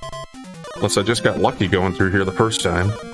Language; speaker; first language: English; native; English